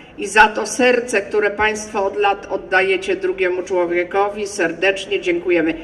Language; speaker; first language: Polish; native; Polish